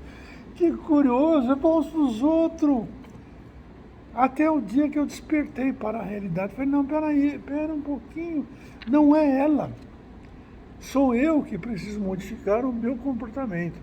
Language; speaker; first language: Portuguese; native; Portuguese